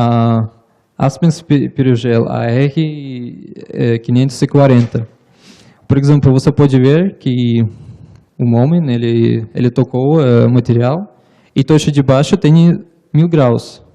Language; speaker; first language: Portuguese; non-native, learner; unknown